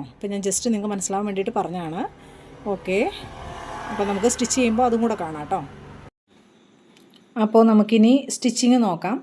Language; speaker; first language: Malayalam; native; Malayalam